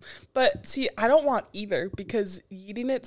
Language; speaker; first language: English; native; English